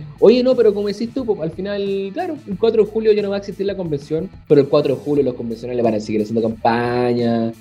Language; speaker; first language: Spanish; native; Spanish